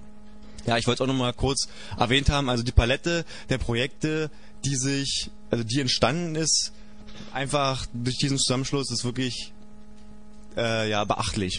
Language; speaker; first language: German; native; German